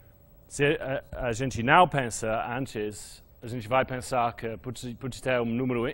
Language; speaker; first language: Portuguese; non-native, fluent; English